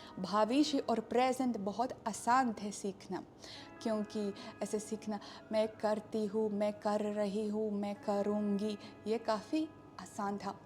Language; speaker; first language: Hindi; non-native, fluent; Russian